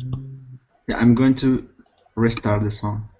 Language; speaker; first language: English; non-native, fluent; Spanish